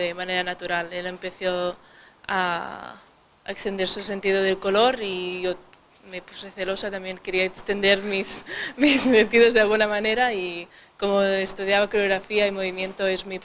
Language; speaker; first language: Spanish; non-native, local second language; Catalan